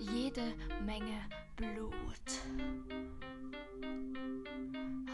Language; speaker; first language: German; native; German